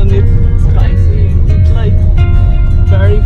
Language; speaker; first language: English; non-native, learner; Spanish